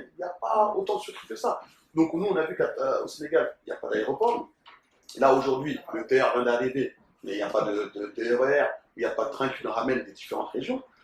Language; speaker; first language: French; early bilingual, other home language; Soninke